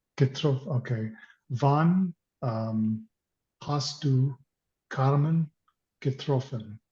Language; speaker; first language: German; non-native, learner; English